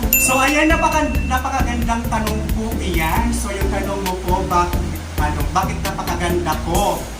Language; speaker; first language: Filipino; non-native, local second language; Waray